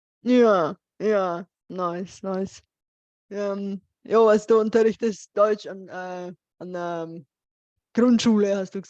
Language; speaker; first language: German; non-native, fluent; Bulgarian